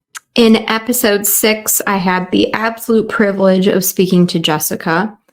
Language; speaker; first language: English; native; English